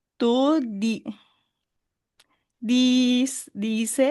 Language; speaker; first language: Spanish; non-native, learner; Filipino